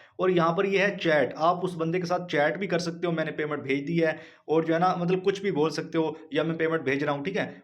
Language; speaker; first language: Urdu; non-native, local second language; Punjabi